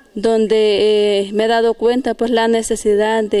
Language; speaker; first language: Spanish; native; Spanish